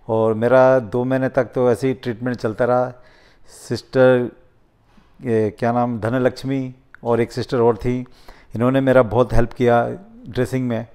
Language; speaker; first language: Hindi; native; Hindi